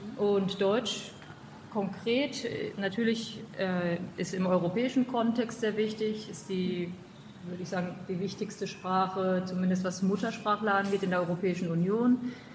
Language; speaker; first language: German; native; German